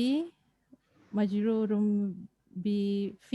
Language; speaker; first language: Arabic; non-native, learner; Malay